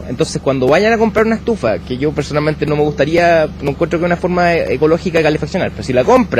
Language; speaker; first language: Spanish; native; Spanish